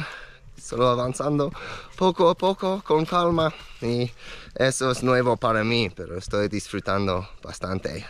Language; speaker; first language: Spanish; non-native, fluent; English